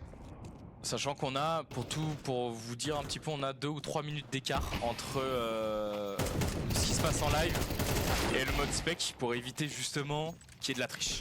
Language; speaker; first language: French; native; French